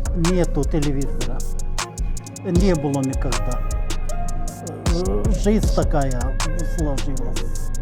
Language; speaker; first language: Russian; non-native, local second language; Turkmen